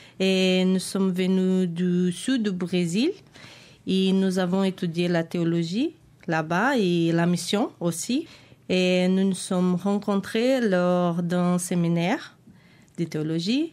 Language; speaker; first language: French; non-native, learner; Portuguese